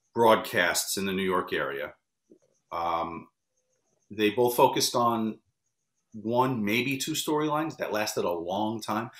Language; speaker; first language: English; native; English